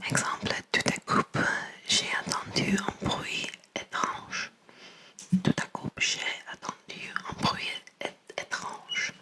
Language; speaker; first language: French; non-native, learner; English